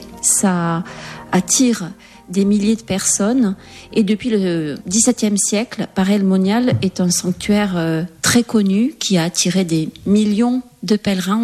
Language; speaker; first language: French; native; French